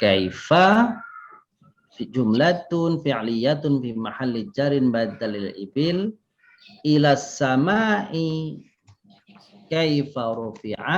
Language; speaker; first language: Arabic; non-native, fluent; Indonesian